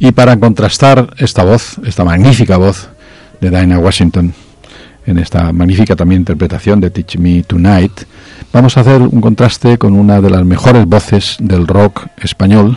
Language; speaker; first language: Spanish; native; Spanish